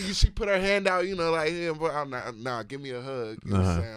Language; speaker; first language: English; native; English